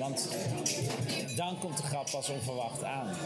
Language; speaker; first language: Dutch; native; Dutch